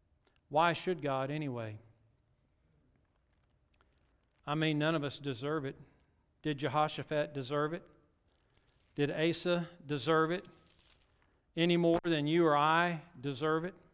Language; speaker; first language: English; native; English